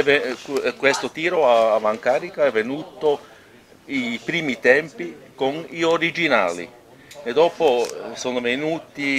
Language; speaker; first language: Italian; non-native, local second language; German